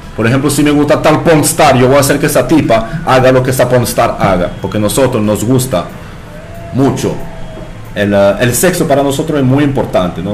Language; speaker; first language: Spanish; non-native, fluent; French